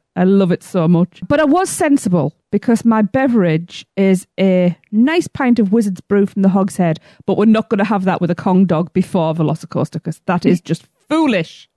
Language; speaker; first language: English; native; English